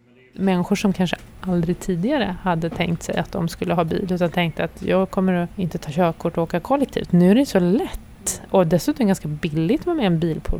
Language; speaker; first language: Swedish; native; Swedish